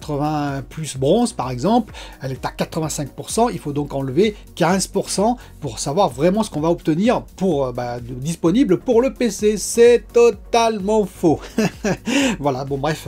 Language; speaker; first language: French; native; French